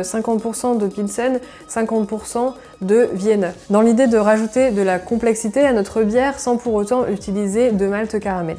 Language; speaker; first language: French; native; French